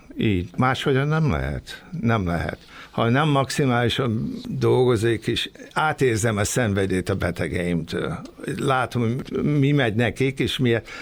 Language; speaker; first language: Hungarian; early bilingual, heritage; Hungarian